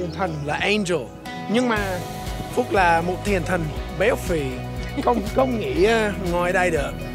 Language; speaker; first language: Vietnamese; non-native, learner; English